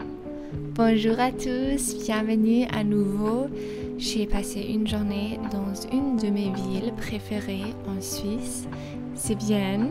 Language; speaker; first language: French; non-native, learner; English